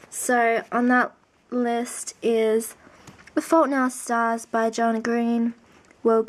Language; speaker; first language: English; native; English